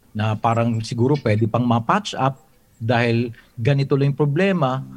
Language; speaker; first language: Filipino; native; Filipino